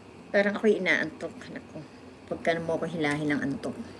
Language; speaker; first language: Filipino; native; Filipino